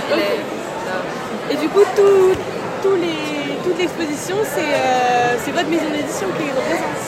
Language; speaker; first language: French; native; French